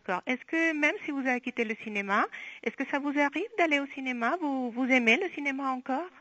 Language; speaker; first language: French; non-native, fluent; Spanish